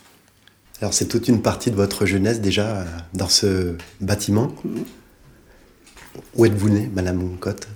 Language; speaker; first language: French; native; French